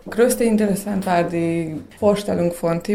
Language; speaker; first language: German; non-native, local second language; Hungarian